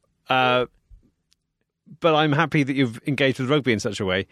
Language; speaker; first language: English; native; English